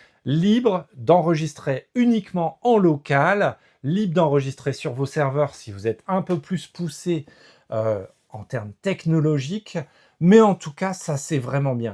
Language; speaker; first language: French; native; French